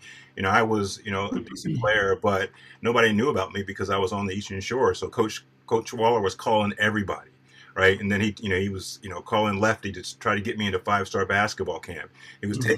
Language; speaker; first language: English; native; English